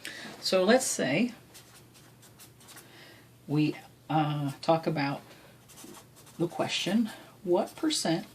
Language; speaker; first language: English; native; English